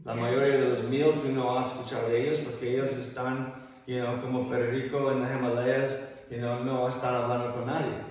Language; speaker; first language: Spanish; non-native, fluent; English